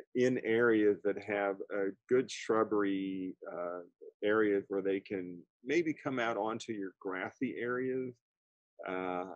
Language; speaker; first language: English; native; English